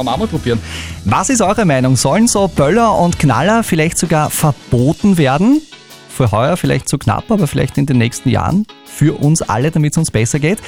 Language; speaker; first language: German; native; German